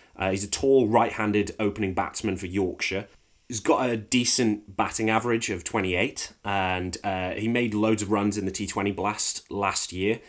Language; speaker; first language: English; native; English